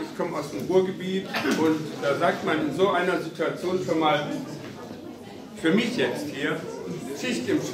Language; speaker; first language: German; native; German